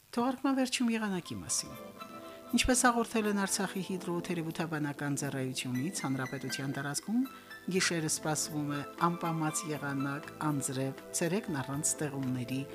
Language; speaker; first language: Armenian; native; Armenian